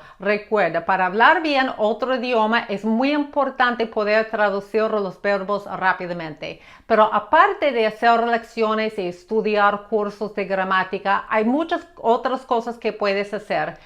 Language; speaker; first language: Spanish; non-native, fluent; English